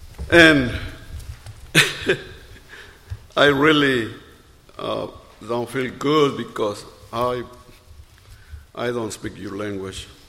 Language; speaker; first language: English; non-native, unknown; Spanish